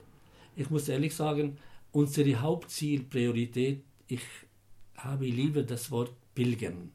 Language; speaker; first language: German; non-native, fluent; Arabic